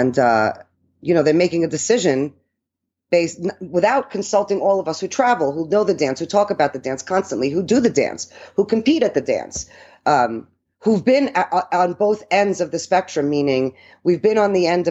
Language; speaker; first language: English; early bilingual, other home language; Italian